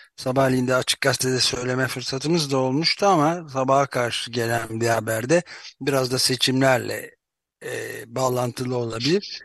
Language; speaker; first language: Turkish; native; Turkish